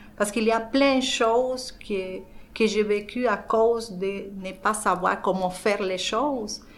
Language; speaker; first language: French; non-native, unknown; Spanish